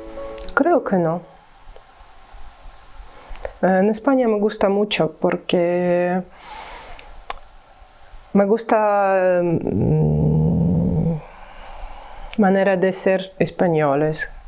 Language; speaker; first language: Spanish; non-native, learner; Ukrainian